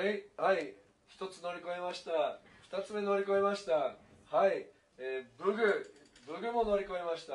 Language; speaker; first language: Japanese; non-native, fluent; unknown